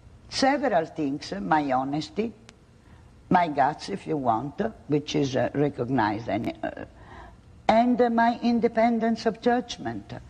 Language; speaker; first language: English; non-native, fluent; Italian